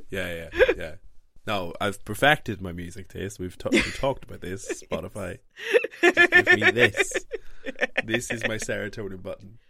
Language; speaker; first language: English; native; English